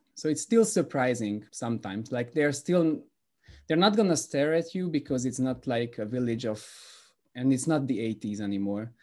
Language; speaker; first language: English; non-native, fluent; Hungarian